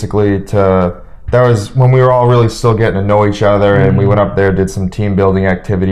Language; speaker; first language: English; native; English